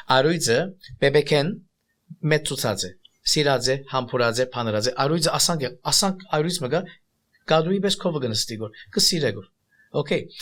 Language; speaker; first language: Armenian; early bilingual, heritage; Armenian